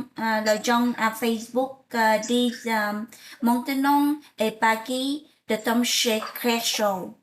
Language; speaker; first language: French; non-native, learner; Vietnamese